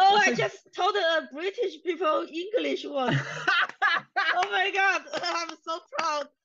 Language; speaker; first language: English; non-native, fluent; Chinese